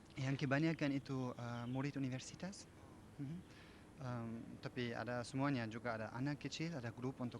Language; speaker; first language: Indonesian; non-native, fluent; German